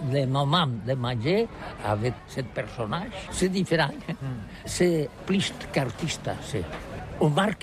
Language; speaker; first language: French; non-native, learner; Catalan